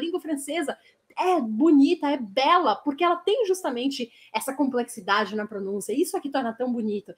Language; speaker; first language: Portuguese; native; Portuguese